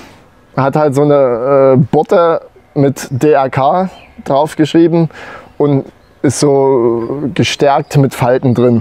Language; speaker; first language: German; native; German